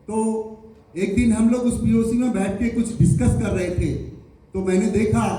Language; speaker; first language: Hindi; non-native, local second language; Bangla